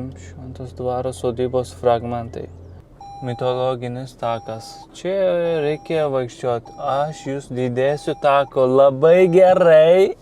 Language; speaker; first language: Lithuanian; non-native, fluent; Turkish